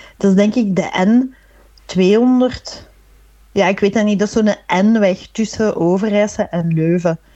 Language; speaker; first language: Dutch; native; Dutch